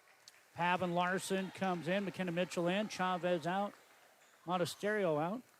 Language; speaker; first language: English; native; English